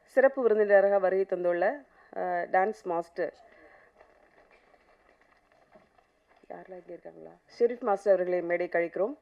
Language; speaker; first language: Tamil; native; Tamil